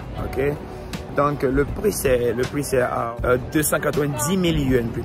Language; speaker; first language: French; non-native, local second language; Ewe